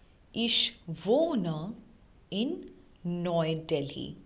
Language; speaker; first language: German; non-native, fluent; Hindi